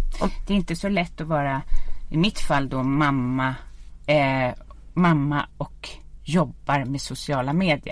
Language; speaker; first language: Swedish; native; Swedish